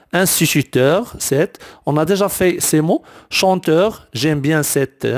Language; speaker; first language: French; non-native, local second language; Arabic